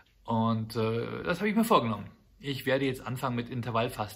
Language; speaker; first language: German; native; German